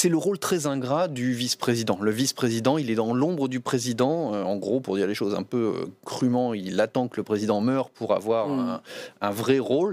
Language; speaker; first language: French; native; French